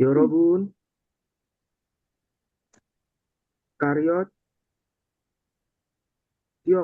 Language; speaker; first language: Korean; non-native, learner; Indonesian